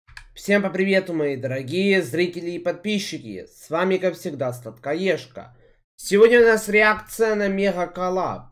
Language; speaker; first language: Russian; native; Russian